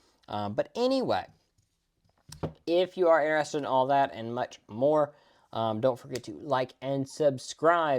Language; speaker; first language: English; native; English